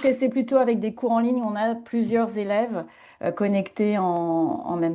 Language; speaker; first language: French; native; French